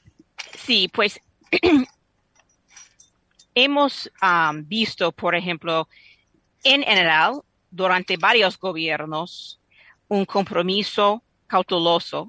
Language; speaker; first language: Spanish; non-native, fluent; English